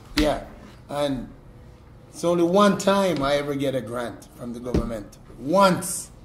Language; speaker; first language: English; native; English